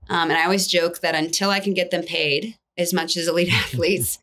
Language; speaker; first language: English; native; English